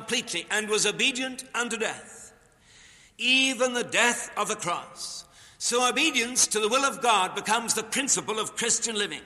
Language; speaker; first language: English; native; English